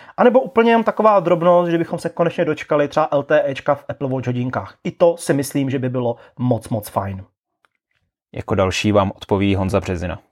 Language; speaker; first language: Czech; native; Czech